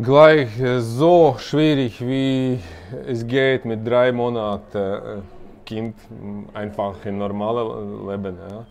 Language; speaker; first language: German; non-native, learner; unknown